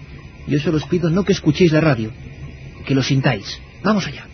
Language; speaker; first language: Spanish; native; Spanish